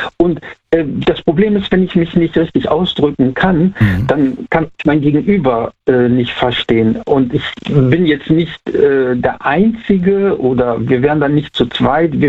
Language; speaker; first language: German; native; German